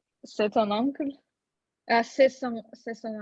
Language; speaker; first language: French; non-native, learner; Russian